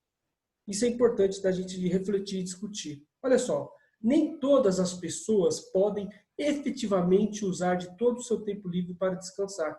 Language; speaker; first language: Portuguese; native; Portuguese